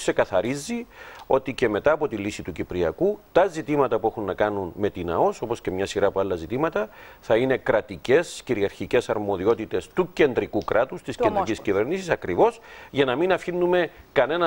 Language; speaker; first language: Greek; native; Greek